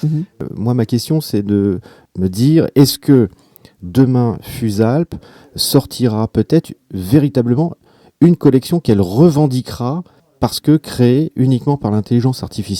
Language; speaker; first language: French; native; French